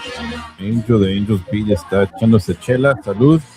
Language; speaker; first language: Spanish; early bilingual, heritage; Spanish